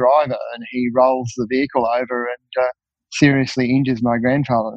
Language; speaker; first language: English; native; English